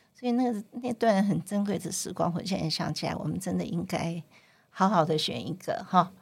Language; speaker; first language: Chinese; non-native, local second language; Cantonese